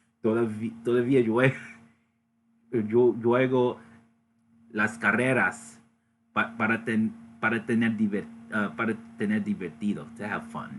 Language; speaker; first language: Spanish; non-native, learner; English